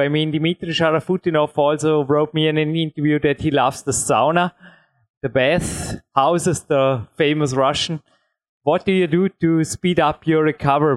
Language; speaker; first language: English; non-native, fluent; German